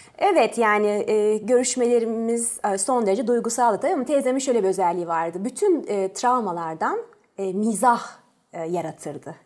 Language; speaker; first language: Turkish; early bilingual, other home language; French